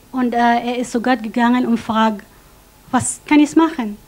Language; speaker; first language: German; non-native, fluent; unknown